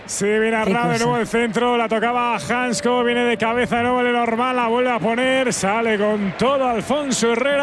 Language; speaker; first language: Spanish; native; Spanish